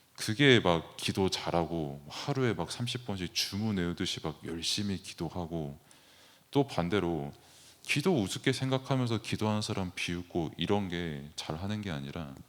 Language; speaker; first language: Korean; native; Korean